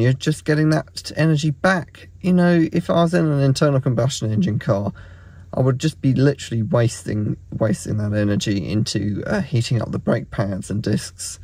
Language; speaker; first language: English; native; English